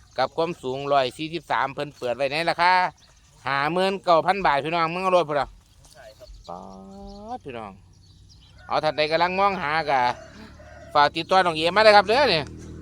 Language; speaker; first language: Thai; native; Thai